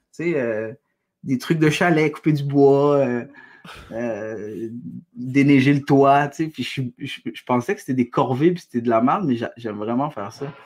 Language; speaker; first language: French; early bilingual, other home language; Arabic